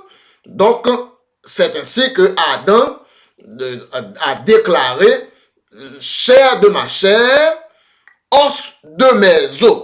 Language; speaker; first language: French; non-native, local second language; Haitian Creole